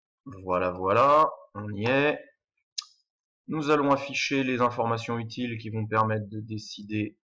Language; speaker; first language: French; native; French